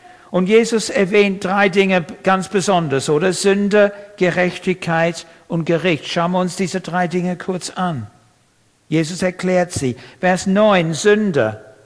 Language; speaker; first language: German; non-native, fluent; English